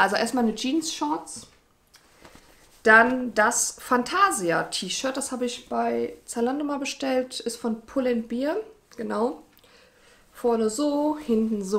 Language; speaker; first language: German; native; German